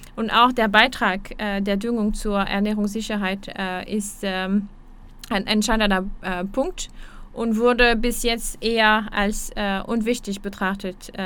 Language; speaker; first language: German; non-native, fluent; French